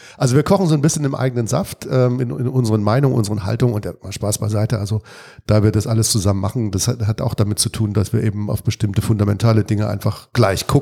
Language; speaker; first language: German; native; German